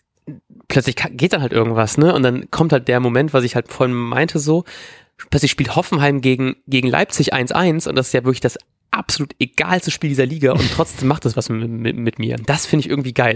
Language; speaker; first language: German; native; German